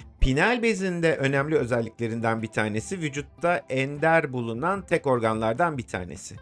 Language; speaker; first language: Turkish; native; Turkish